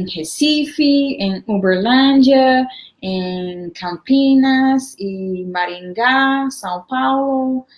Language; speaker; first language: Portuguese; non-native, learner; English